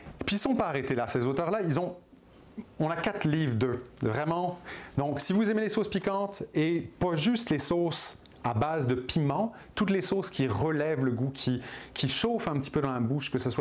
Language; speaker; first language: French; native; French